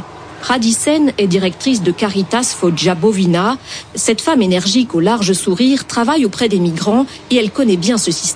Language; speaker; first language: French; native; French